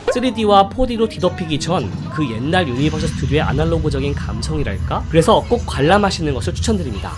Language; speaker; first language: Korean; native; Korean